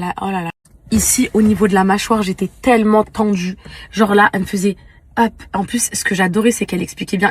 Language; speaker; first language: French; native; French